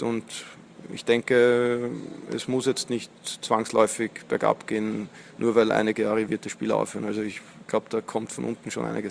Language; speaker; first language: German; native; German